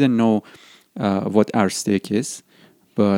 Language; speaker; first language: English; non-native, fluent; Persian